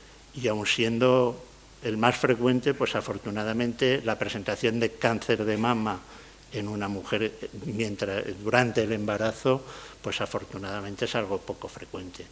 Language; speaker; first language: Spanish; native; Spanish